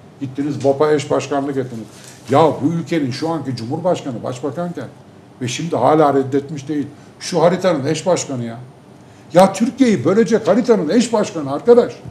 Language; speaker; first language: Turkish; native; Turkish